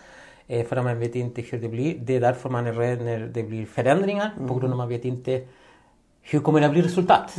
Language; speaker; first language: Swedish; non-native, fluent; Spanish